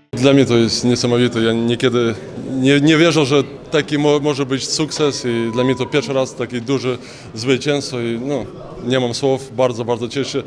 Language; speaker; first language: Polish; non-native, learner; Ukrainian